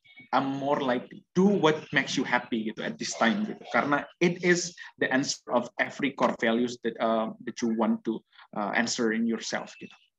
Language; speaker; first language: English; non-native, fluent; Indonesian